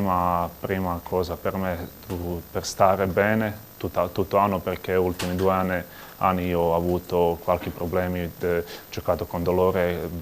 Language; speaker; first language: Italian; non-native, learner; Croatian